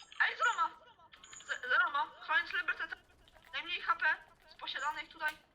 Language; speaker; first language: Polish; native; Polish